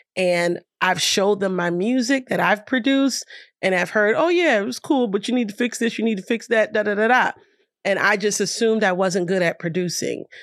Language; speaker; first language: English; native; English